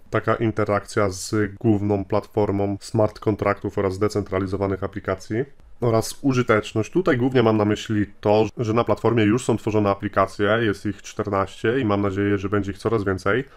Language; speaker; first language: Polish; native; Polish